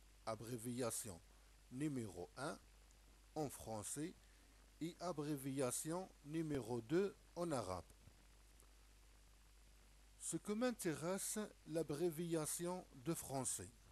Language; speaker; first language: French; non-native, local second language; Arabic